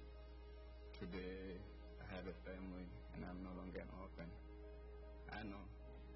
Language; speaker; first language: English; non-native, local second language; Southern Sotho